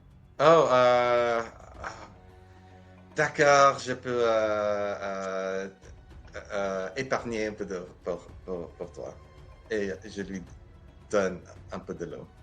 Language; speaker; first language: French; non-native, learner; English